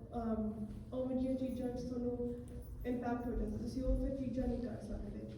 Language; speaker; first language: Punjabi; early bilingual, heritage; Punjabi